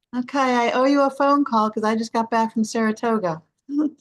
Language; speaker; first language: English; native; English